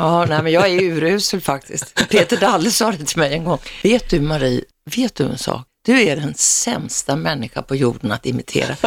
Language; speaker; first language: Swedish; native; Swedish